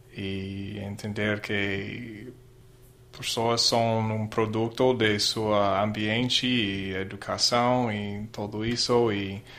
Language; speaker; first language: Portuguese; non-native, learner; English